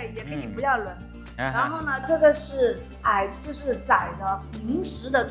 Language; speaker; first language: Chinese; native; Chinese